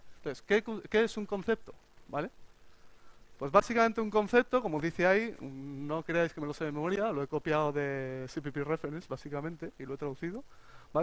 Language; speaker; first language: Spanish; native; Spanish